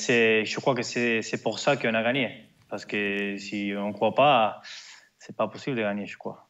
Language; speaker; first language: French; non-native, learner; Spanish